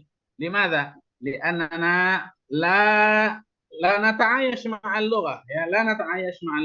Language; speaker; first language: Arabic; non-native, fluent; Indonesian